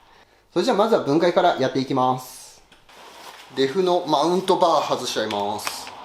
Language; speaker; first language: Japanese; native; Japanese